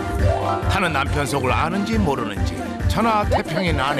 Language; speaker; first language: Korean; native; Korean